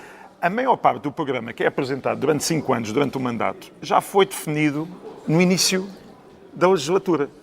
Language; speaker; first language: Portuguese; native; Portuguese